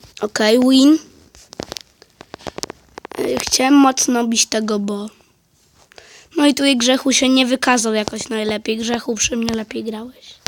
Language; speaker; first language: Polish; native; Polish